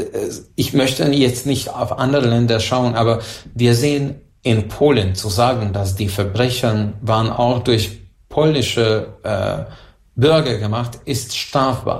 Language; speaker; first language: German; non-native, fluent; Hungarian